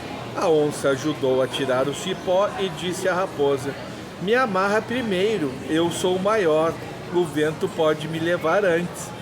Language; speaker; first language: Portuguese; native; Portuguese